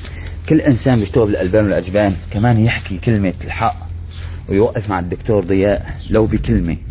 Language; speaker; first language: Arabic; native; Arabic